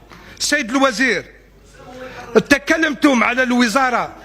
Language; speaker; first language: Arabic; non-native, local second language; Kabyle